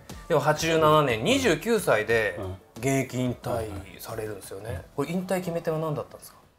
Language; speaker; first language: Japanese; native; Japanese